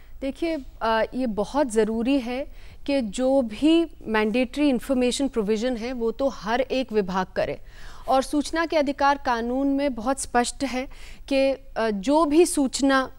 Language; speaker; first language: Hindi; native; Hindi